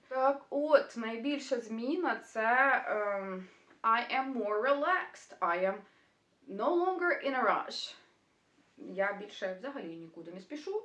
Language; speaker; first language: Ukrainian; native; Ukrainian